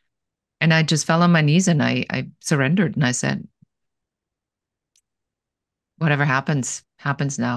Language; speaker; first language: English; non-native, fluent; German